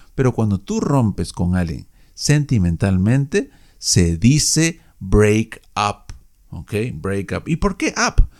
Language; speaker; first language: Spanish; native; Spanish